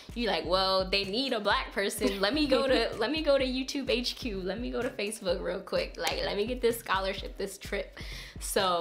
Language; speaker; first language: English; native; English